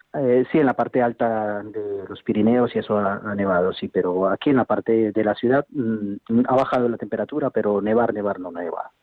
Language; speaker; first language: Spanish; native; Spanish